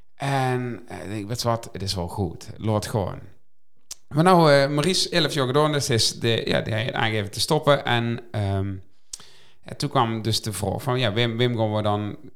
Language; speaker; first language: Dutch; native; Dutch